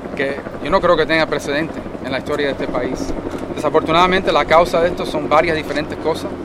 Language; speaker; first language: Spanish; early bilingual, heritage; Spanish